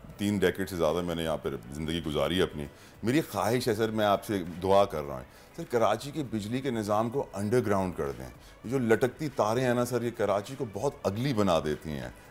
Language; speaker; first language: Urdu; native; Urdu